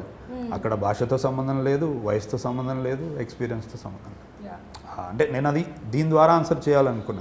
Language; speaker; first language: Telugu; native; Telugu